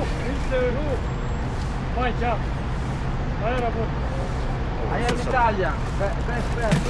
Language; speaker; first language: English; non-native, learner; Italian